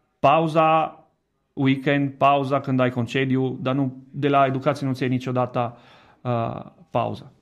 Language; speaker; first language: Romanian; non-native, fluent; Italian